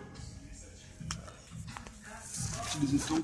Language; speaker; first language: French; non-native, fluent; Russian